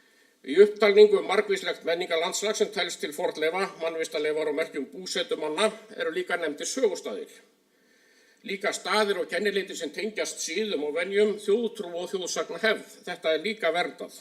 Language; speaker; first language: Icelandic; native; Icelandic